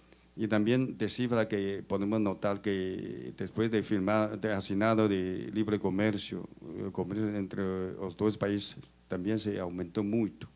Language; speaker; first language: Spanish; non-native, fluent; Chinese